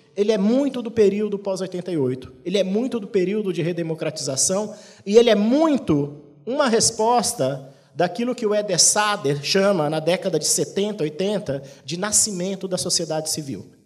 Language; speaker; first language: Portuguese; native; Portuguese